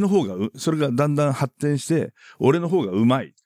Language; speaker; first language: Japanese; native; Japanese